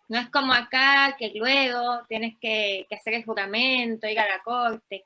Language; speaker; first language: Spanish; native; Spanish